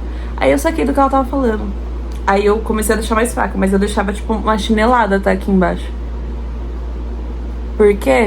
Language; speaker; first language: Portuguese; native; Portuguese